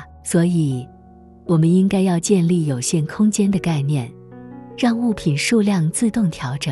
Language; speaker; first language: Chinese; native; Chinese